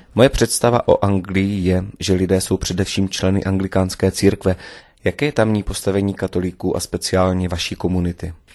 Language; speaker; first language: Czech; native; Czech